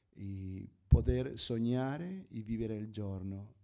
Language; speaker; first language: Italian; non-native, fluent; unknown